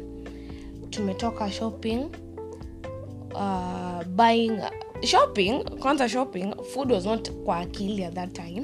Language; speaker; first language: English; non-native, local second language; Swahili